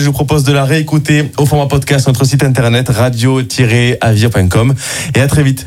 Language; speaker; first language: French; native; French